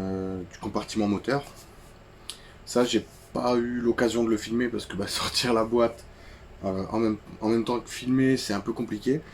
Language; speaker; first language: French; native; French